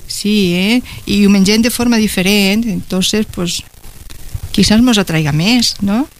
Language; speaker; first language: Catalan; non-native, local second language; Spanish